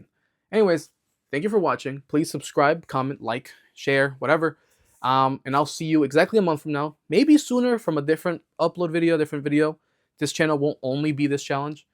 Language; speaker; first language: English; native; English